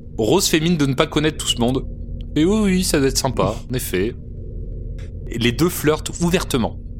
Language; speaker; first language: French; native; French